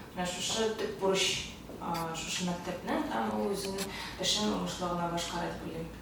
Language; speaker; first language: Tatar; early bilingual, heritage; Tatar